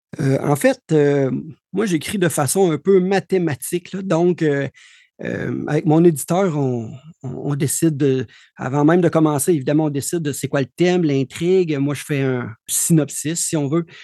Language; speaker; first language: French; native; French